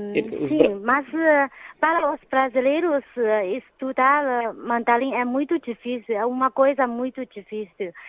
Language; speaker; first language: Portuguese; non-native, fluent; Chinese